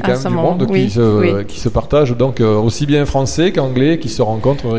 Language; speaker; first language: French; native; French